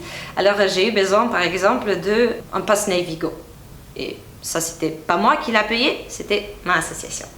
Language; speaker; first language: French; non-native, fluent; Romanian